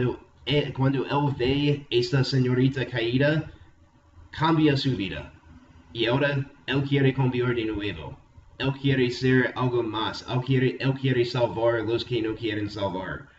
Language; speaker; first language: Spanish; non-native, fluent; English